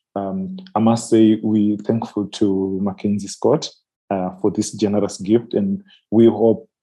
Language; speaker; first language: English; non-native, local second language; Shona